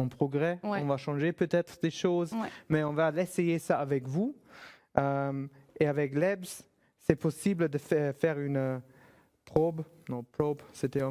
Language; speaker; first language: French; non-native, fluent; German